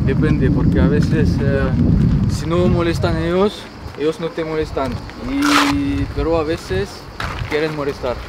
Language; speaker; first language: Spanish; non-native, learner; French